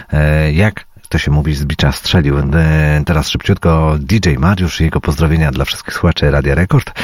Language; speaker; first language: Polish; native; Polish